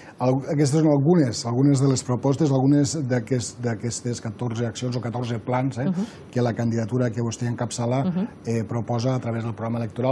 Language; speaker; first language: Catalan; native; Catalan